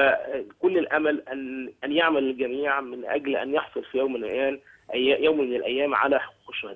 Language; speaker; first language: Arabic; native; Arabic